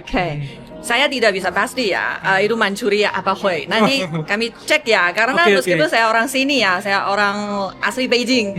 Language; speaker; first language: Indonesian; non-native, fluent; Chinese